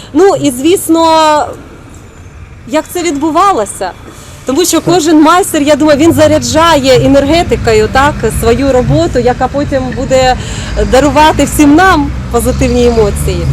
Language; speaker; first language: Ukrainian; native; Ukrainian